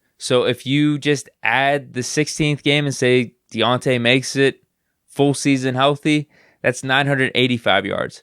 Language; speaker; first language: English; native; English